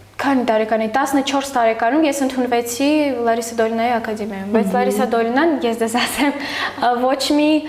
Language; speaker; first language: Armenian; early bilingual, heritage; Armenian